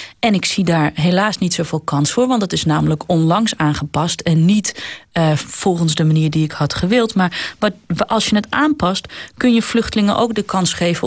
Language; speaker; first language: Dutch; native; Dutch